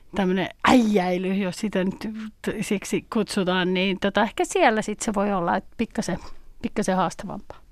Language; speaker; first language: Finnish; native; Finnish